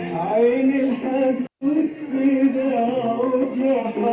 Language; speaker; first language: Arabic; native; Arabic